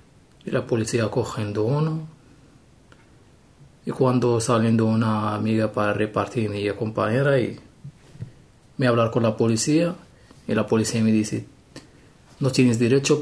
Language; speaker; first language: Spanish; non-native, learner; Arabic